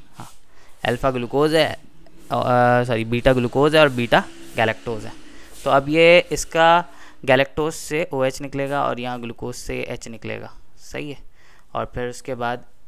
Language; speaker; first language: Urdu; native; Urdu